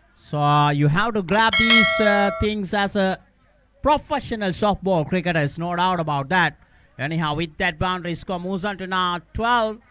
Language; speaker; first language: English; non-native, local second language; Sinhala